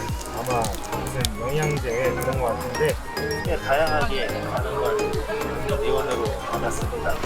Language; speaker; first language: Korean; native; Korean